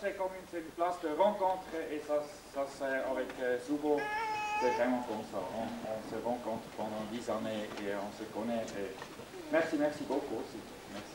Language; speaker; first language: French; non-native, local second language; German